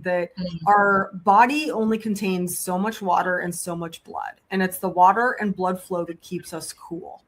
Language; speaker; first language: English; native; English